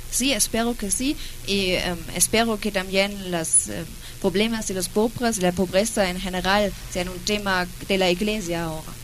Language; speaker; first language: Spanish; non-native, fluent; German